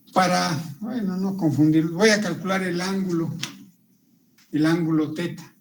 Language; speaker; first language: Spanish; native; Spanish